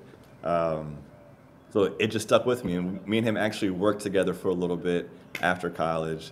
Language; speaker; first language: English; native; English